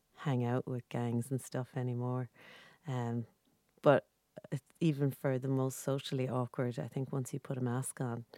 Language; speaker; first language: English; non-native, local second language; Irish